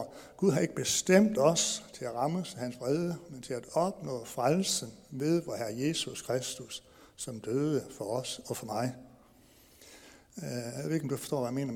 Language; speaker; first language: Danish; native; Danish